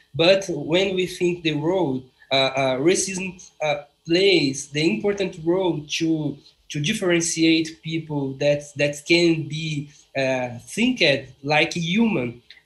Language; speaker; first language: English; non-native, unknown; Portuguese